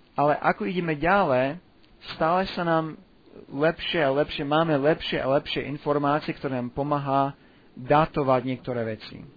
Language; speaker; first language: Slovak; non-native, fluent; English